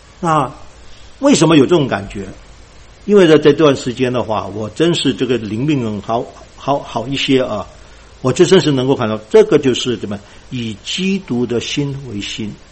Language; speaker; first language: Chinese; non-native, local second language; Cantonese